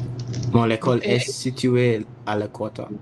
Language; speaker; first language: French; non-native, learner; English